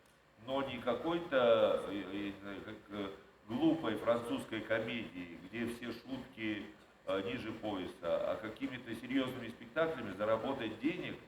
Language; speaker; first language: Russian; native; Russian